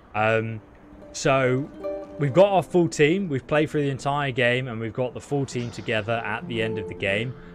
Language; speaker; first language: English; native; English